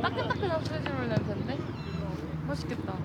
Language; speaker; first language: Korean; native; Korean